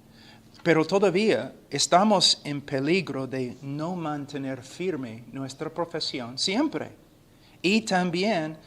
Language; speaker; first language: Spanish; non-native, fluent; English